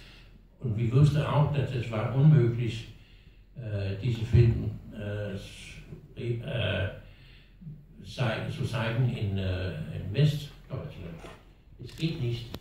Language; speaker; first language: German; non-native, learner; Danish